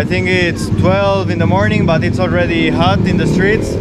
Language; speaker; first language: English; non-native, fluent; Spanish